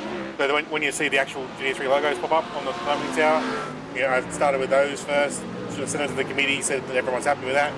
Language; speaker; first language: English; native; English